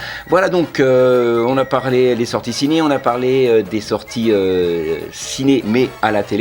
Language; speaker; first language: French; native; French